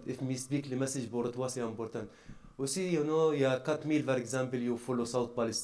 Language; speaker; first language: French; non-native, learner; Arabic